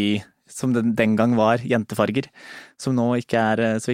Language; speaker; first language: Norwegian; native; Norwegian